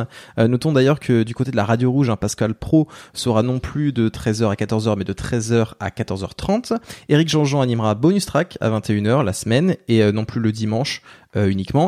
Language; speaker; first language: French; native; French